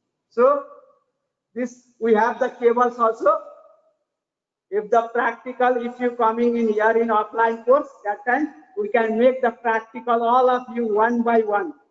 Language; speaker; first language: English; non-native, learner; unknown